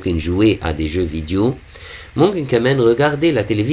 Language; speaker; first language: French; non-native, fluent; Arabic